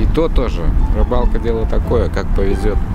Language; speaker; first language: Russian; native; Russian